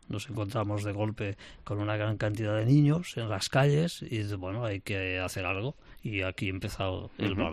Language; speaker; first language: Spanish; non-native, local second language; Catalan